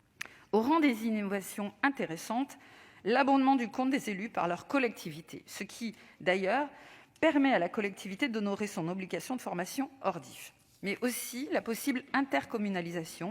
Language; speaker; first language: French; native; French